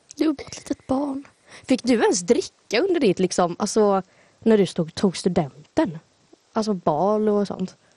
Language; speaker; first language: Swedish; native; Swedish